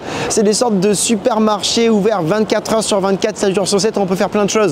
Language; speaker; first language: French; native; French